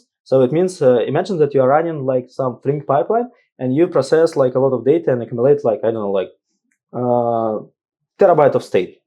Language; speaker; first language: English; non-native, fluent; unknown